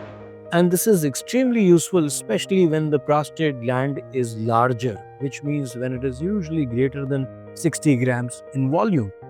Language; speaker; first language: English; non-native, local second language; Hindi